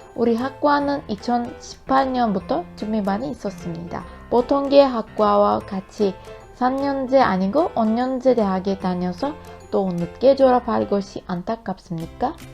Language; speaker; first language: Korean; non-native, learner; Turkish